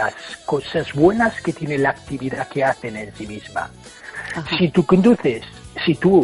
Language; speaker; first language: Spanish; non-native, fluent; English